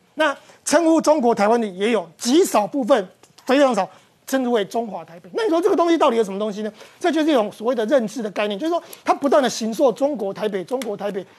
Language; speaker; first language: Chinese; native; Chinese